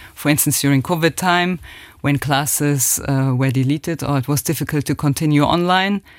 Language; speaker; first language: English; non-native, fluent; German